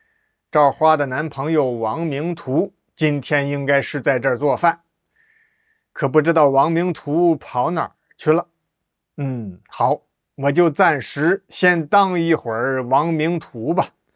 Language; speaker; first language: Chinese; native; Chinese